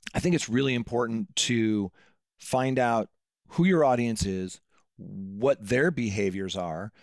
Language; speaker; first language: English; native; English